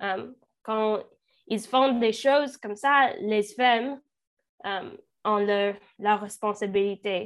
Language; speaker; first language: French; non-native, learner; English